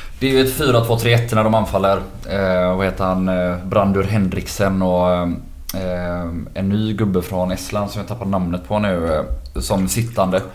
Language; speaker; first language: Swedish; native; Swedish